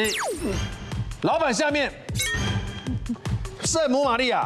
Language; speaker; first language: Chinese; native; Chinese